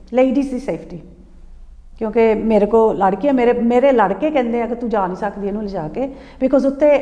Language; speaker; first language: Punjabi; early bilingual, heritage; Punjabi